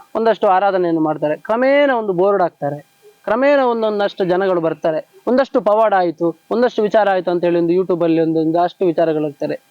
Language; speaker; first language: Kannada; non-native, local second language; Tulu